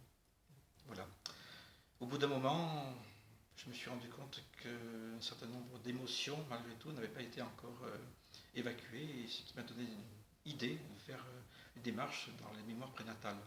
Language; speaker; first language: French; native; French